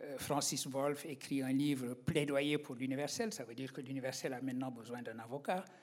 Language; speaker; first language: French; non-native, local second language; Wolof